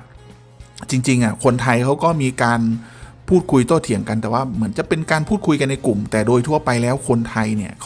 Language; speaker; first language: Thai; native; Thai